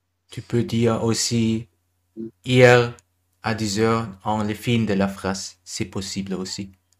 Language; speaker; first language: French; non-native, learner; German